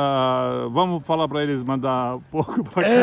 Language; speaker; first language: Portuguese; non-native, local second language; Arabic